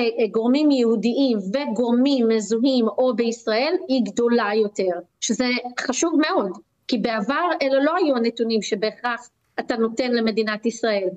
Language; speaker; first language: Hebrew; native; Hebrew